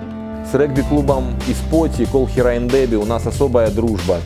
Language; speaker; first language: Russian; native; Russian